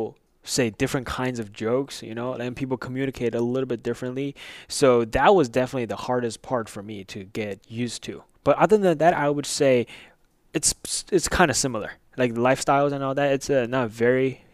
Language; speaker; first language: English; non-native, fluent; Chinese